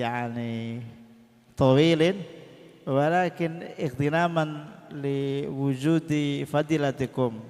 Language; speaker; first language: Arabic; non-native, fluent; Indonesian